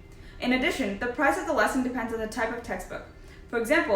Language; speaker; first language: English; native; English